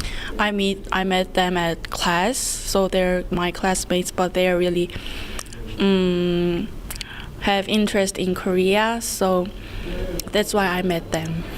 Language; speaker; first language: English; non-native, learner; Korean